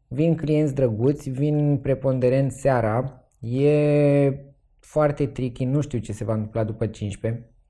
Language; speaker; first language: Romanian; native; Romanian